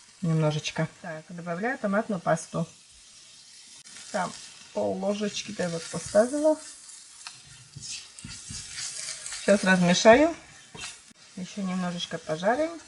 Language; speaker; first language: Russian; native; Russian